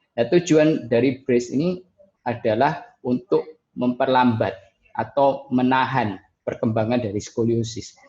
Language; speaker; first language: Indonesian; native; Indonesian